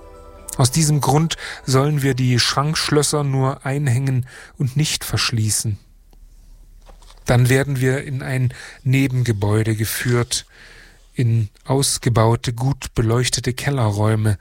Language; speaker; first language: German; native; German